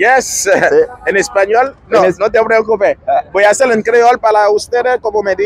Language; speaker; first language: Spanish; non-native, learner; Haitian Creole